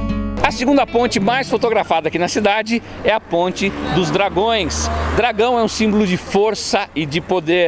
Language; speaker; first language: Portuguese; native; Portuguese